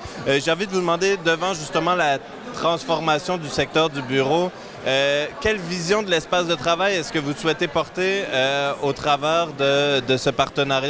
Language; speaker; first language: French; native; French